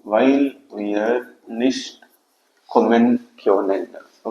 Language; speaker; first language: German; non-native, fluent; Telugu